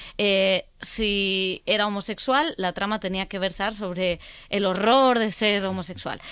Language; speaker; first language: Spanish; native; Spanish